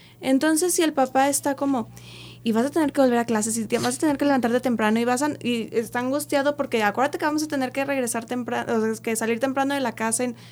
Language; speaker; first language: Spanish; native; Spanish